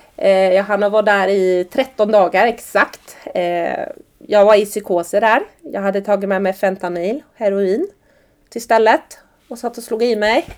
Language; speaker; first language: Swedish; early bilingual, other home language; Persian